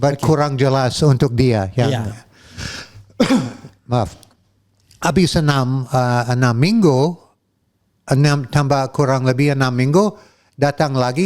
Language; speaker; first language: Indonesian; non-native, fluent; English